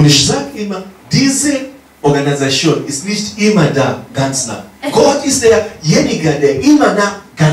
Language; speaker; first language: German; non-native, learner; English